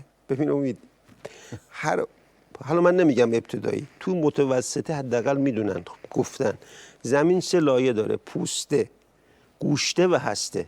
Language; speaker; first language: Persian; native; Persian